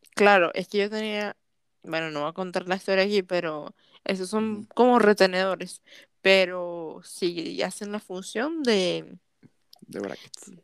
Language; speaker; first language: Spanish; native; Spanish